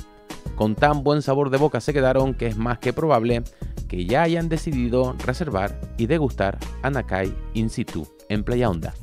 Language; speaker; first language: Spanish; native; Spanish